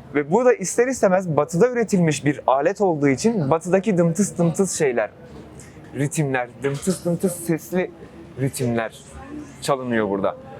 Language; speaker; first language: Turkish; non-native, local second language; Kurdish